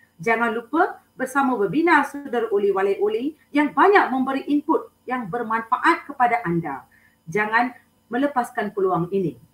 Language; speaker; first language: Malay; non-native, local second language; Tamil